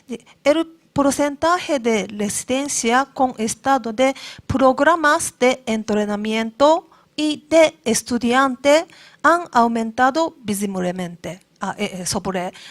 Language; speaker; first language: Spanish; non-native, learner; Japanese